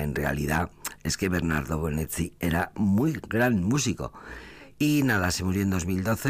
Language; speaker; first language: Spanish; native; Spanish